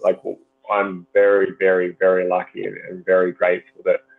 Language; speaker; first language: English; native; English